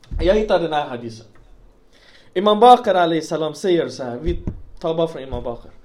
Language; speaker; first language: Swedish; non-native, local second language; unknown